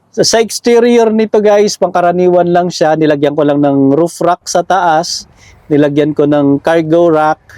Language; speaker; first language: Filipino; native; Filipino